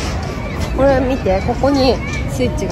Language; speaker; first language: Japanese; native; Japanese